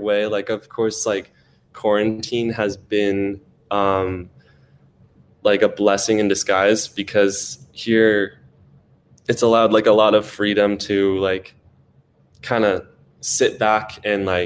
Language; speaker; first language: English; native; English